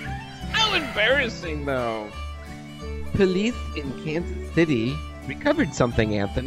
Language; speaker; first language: English; native; English